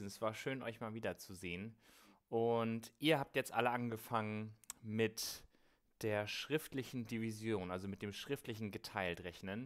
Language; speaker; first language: German; native; German